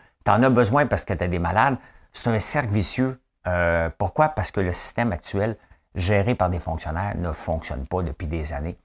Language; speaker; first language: French; native; French